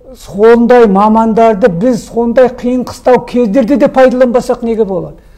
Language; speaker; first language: Kazakh; early bilingual, heritage; Kazakh